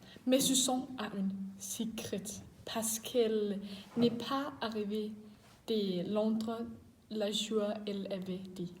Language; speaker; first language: French; non-native, learner; Danish